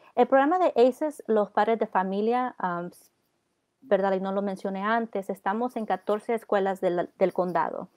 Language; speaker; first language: Spanish; early bilingual, heritage; Spanish